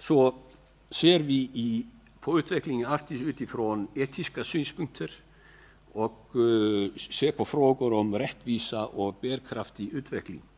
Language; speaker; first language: Swedish; non-native, fluent; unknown